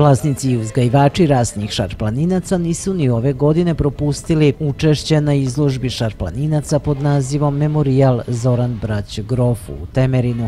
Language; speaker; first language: Serbian; native; Serbian